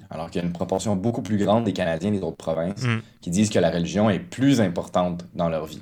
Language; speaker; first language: French; native; French